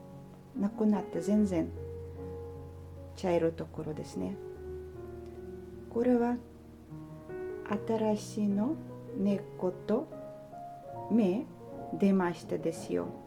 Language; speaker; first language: Japanese; non-native, learner; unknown